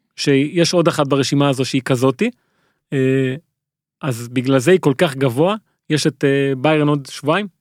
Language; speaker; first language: Hebrew; native; Hebrew